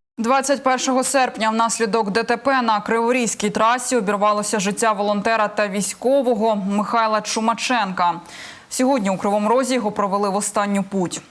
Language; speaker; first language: Ukrainian; native; Ukrainian